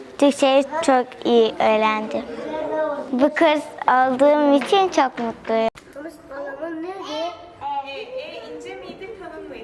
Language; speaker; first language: Turkish; early bilingual, other home language; Persian